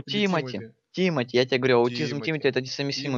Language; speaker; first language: Russian; native; Russian